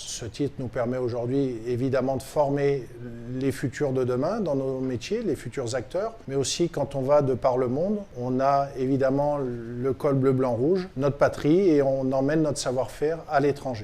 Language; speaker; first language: French; native; French